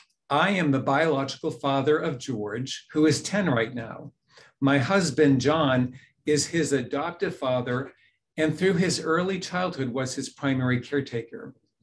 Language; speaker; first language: English; native; English